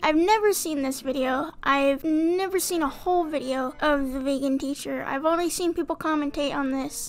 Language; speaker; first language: English; native; English